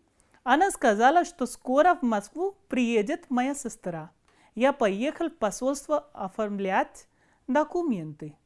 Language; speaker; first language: Russian; non-native, fluent; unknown